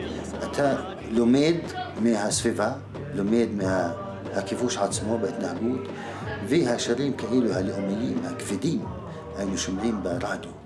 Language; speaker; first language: Hebrew; non-native, local second language; Arabic